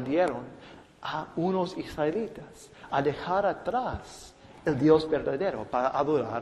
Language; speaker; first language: Spanish; non-native, fluent; English